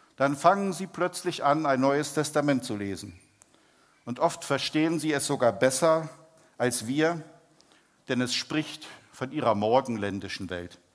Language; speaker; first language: German; native; German